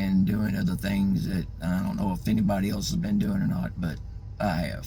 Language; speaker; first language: English; native; English